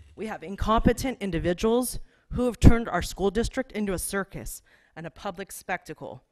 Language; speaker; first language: English; native; English